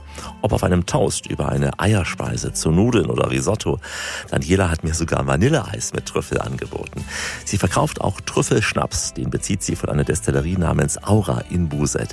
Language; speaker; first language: German; native; German